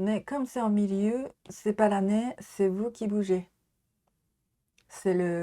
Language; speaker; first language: French; non-native, learner; Japanese